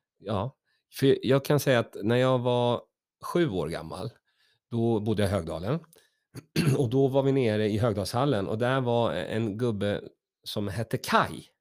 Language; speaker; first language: Swedish; native; Swedish